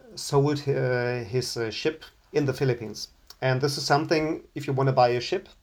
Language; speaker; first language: English; non-native, fluent; German